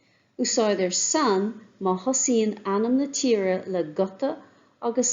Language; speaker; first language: Irish; non-native, local second language; English